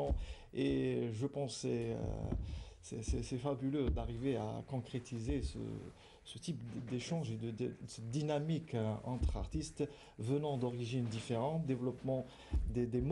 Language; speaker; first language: French; non-native, local second language; Arabic